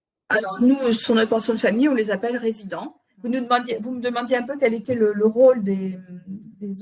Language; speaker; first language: French; native; French